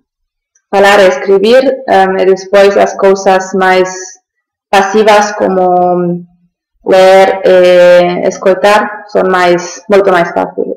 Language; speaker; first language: Galician; non-native, learner; German